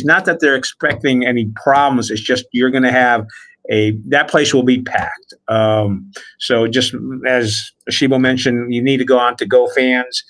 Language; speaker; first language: English; native; English